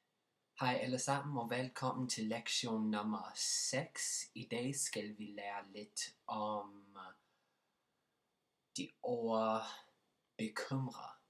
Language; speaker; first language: Danish; non-native, learner; English